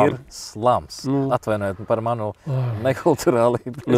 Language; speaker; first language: Latvian; native; Latvian